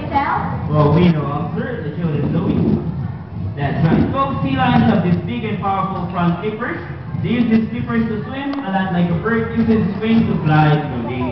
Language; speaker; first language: English; non-native, local second language; Filipino